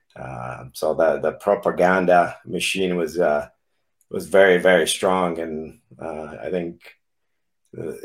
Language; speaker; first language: English; non-native, fluent; Czech